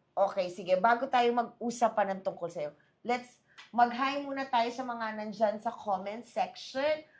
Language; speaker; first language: Filipino; native; Filipino